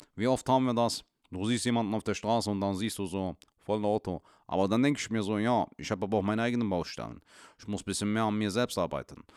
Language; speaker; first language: German; native; German